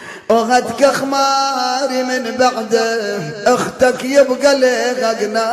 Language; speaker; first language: Arabic; native; Arabic